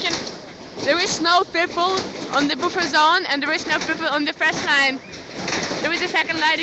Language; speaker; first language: English; non-native, fluent; Ukrainian